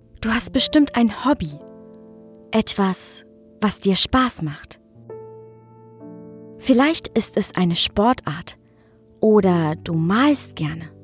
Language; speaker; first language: German; native; German